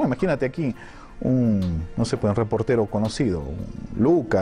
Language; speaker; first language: Spanish; native; Spanish